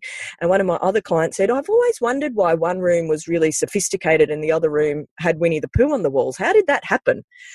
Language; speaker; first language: English; native; English